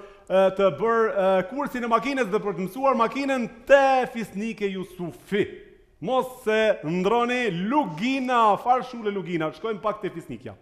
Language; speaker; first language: Albanian; native; Albanian